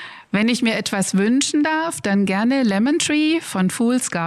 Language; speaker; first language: German; native; German